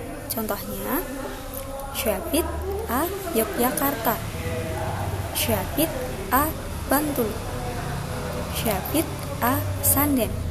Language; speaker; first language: French; non-native, fluent; Indonesian